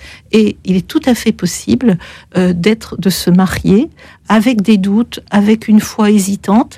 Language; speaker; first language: French; native; French